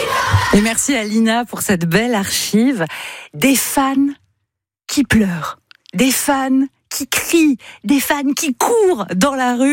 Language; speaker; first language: French; native; French